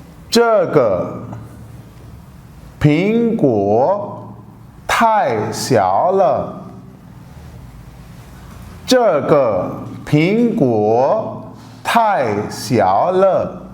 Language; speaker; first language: Chinese; non-native, fluent; Urdu